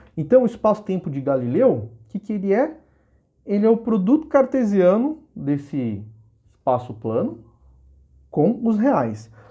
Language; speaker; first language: Portuguese; native; Portuguese